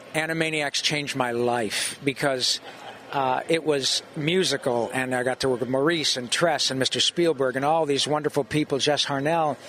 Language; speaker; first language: English; native; English